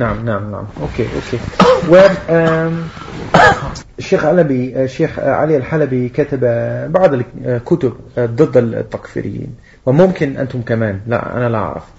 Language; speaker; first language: Arabic; non-native, fluent; Dutch